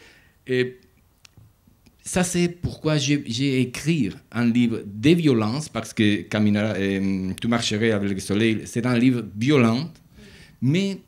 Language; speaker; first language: French; non-native, learner; Spanish